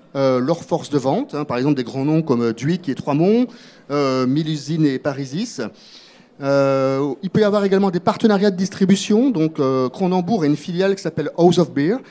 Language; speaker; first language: French; native; French